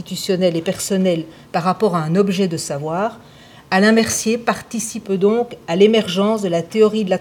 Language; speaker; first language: French; native; French